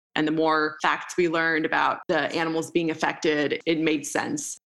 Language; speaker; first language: English; early bilingual, other home language; Romanian